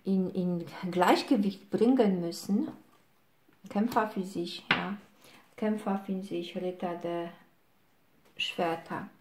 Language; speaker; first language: German; non-native, fluent; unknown